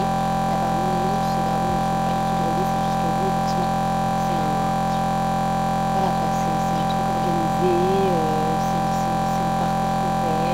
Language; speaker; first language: French; native; French